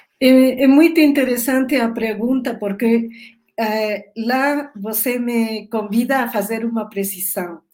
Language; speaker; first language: Portuguese; non-native, learner; Spanish